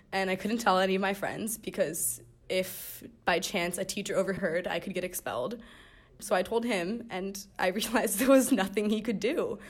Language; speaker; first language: English; native; English